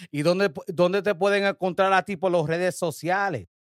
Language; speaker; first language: Spanish; early bilingual, heritage; Spanish